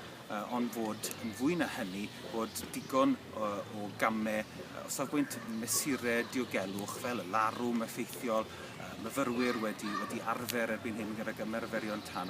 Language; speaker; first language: Welsh; native; Welsh